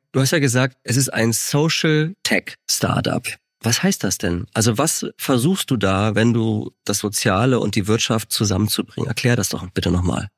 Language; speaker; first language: German; native; German